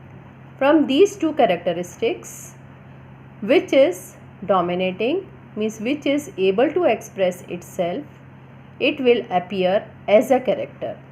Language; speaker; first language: English; non-native, local second language; Gujarati